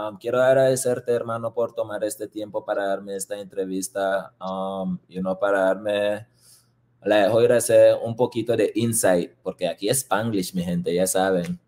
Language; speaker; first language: Spanish; non-native, local second language; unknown